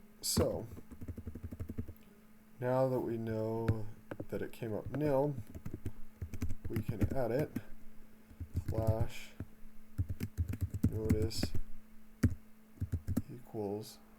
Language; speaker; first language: English; native; English